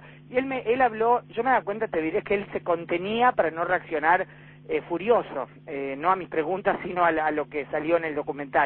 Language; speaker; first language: Spanish; native; Spanish